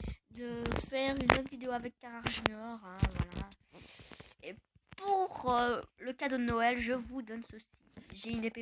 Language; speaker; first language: French; native; French